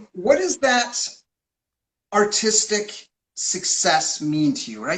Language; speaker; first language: English; native; English